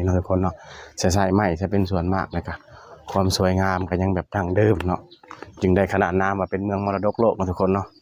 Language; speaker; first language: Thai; non-native, local second language; Northeastern Thai